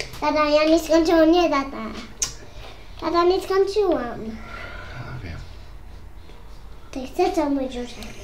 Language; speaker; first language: Polish; early bilingual, heritage; Polish